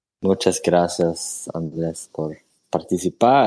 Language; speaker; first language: Spanish; non-native, fluent; Swedish